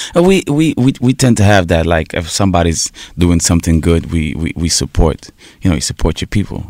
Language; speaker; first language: English; early bilingual, heritage; Portuguese